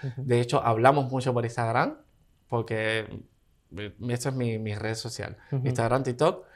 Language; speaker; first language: Spanish; native; Spanish